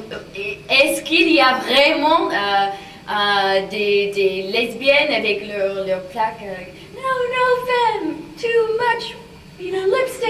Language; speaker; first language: French; non-native, fluent; English